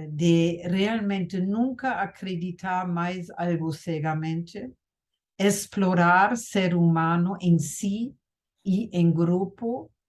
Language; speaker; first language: Portuguese; non-native, fluent; German